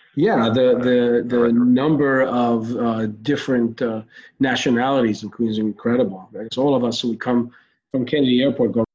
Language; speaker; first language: English; early bilingual, other home language; Hebrew